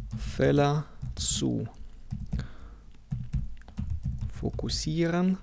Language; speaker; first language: German; non-native, fluent; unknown